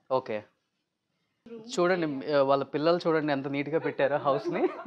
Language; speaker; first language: Telugu; native; Telugu